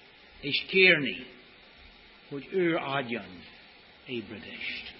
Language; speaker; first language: Hungarian; non-native, fluent; English